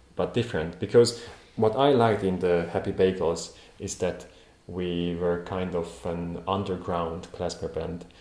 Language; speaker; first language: English; non-native, fluent; Hungarian